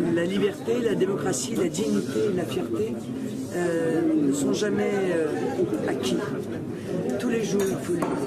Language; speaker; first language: French; native; French